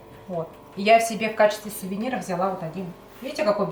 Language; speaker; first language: Russian; native; Russian